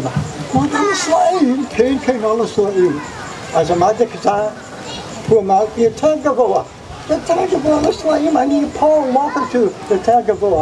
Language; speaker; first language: Hebrew; non-native, fluent; English